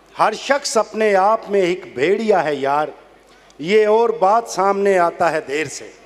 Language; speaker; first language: Urdu; non-native, local second language; Pahari-Potwari